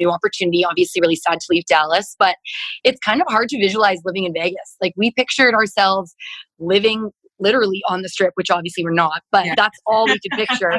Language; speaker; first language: English; native; English